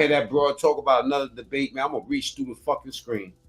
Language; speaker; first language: English; native; English